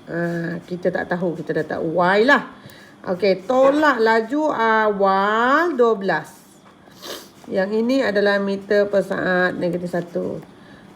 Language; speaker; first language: Malay; native; Malay